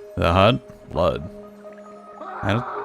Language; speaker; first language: English; native; English